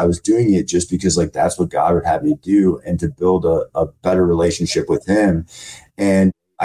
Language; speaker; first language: English; native; English